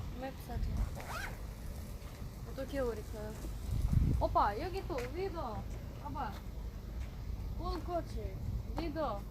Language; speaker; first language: Korean; non-native, learner; Russian